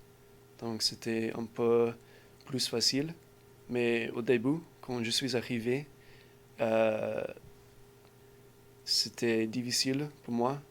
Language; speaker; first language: French; non-native, learner; English